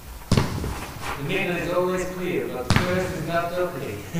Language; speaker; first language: English; non-native, learner; German